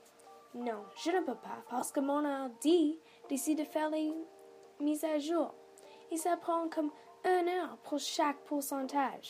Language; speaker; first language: French; non-native, learner; English